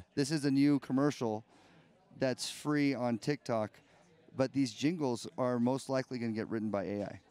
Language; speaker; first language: English; native; English